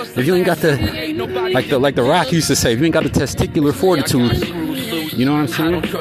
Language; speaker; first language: English; native; English